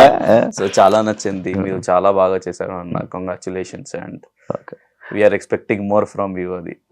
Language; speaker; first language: Telugu; non-native, local second language; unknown